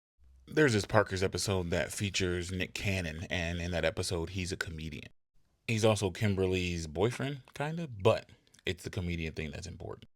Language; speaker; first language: English; native; English